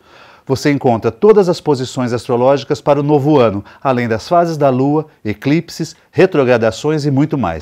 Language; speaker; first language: Portuguese; native; Portuguese